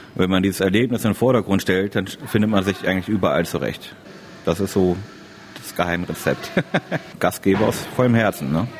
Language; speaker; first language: German; native; German